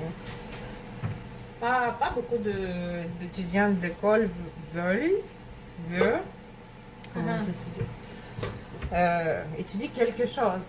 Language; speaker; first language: French; non-native, learner; Russian